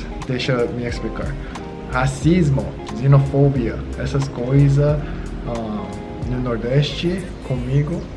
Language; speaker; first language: Portuguese; non-native, learner; English